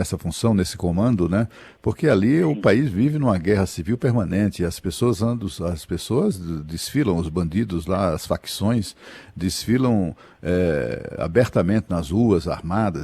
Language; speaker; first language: Portuguese; native; Portuguese